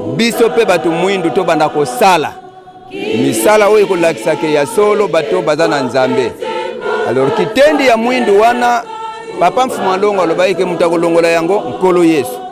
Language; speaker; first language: Lingala; non-native, local second language; Kongo